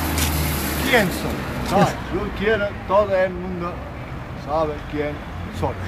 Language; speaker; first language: Spanish; non-native, learner; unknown